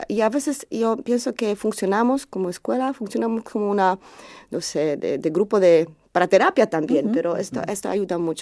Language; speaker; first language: Spanish; non-native, learner; Polish